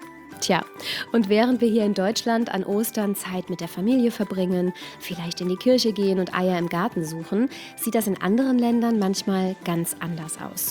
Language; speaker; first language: German; native; German